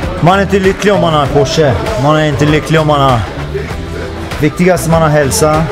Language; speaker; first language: Swedish; early bilingual, other home language; Persian